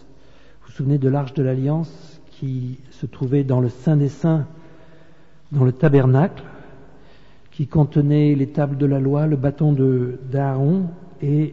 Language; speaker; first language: French; native; French